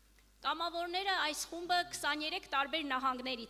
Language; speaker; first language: Armenian; native; Armenian